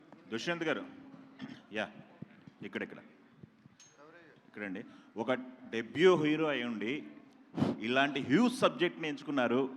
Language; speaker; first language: Telugu; native; Telugu